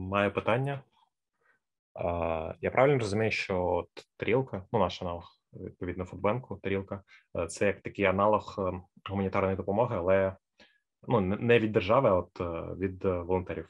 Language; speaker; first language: Ukrainian; native; Ukrainian